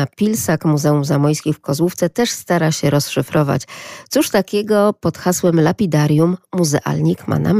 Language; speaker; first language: Polish; native; Polish